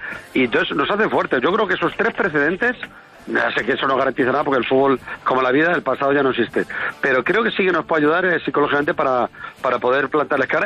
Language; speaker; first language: Spanish; native; Spanish